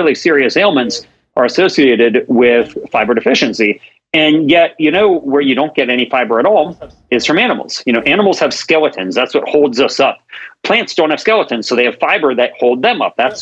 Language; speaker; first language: English; native; English